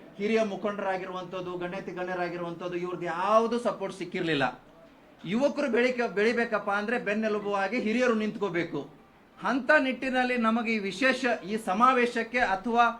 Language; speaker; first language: Kannada; non-native, local second language; Lambadi